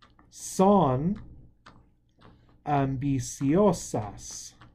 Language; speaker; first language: Spanish; non-native, fluent; English